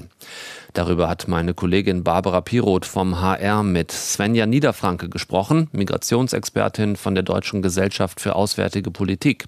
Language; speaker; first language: German; native; German